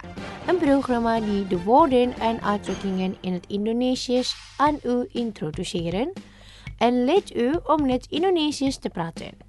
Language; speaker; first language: Dutch; non-native, learner; Indonesian